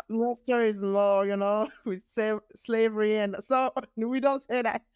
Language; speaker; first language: English; non-native, fluent; French